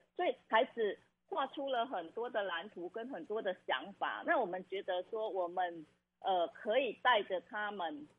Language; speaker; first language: Chinese; non-native, fluent; Khmer